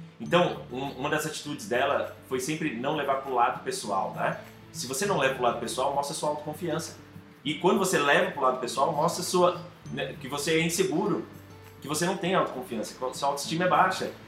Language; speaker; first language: Portuguese; native; Portuguese